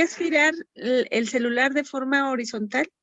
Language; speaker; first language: Spanish; native; Spanish